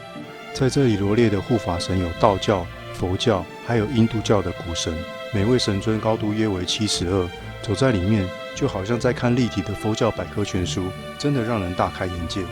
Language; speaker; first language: Chinese; native; Chinese